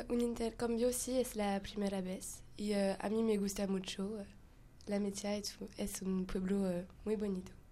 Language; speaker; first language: Spanish; non-native, learner; French